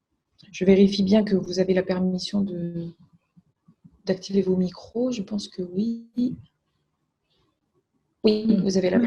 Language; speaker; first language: French; native; French